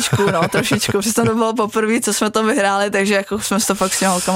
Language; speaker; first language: Czech; native; Czech